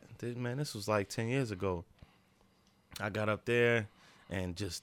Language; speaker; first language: English; native; English